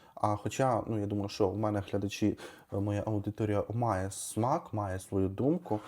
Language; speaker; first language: Ukrainian; non-native, local second language; Russian